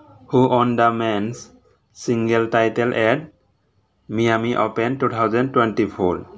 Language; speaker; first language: English; non-native, local second language; Bangla